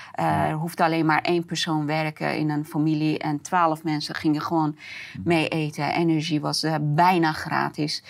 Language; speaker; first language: Dutch; non-native, fluent; Persian